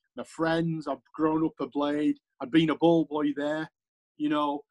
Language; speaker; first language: English; native; English